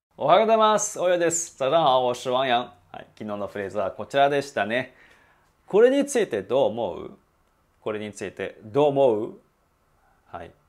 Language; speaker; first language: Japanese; non-native, fluent; Chinese